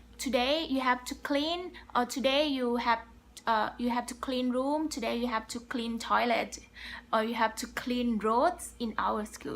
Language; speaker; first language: English; non-native, learner; Thai